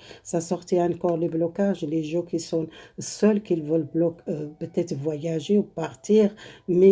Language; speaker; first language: French; non-native, learner; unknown